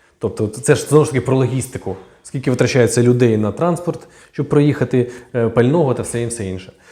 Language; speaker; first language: Ukrainian; native; Ukrainian